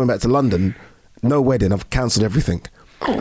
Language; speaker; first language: English; native; English